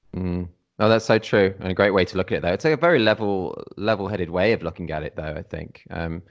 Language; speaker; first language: English; native; English